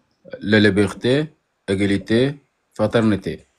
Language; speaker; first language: French; non-native, learner; Arabic